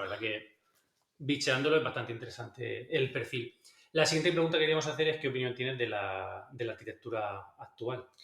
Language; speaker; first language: Spanish; native; Spanish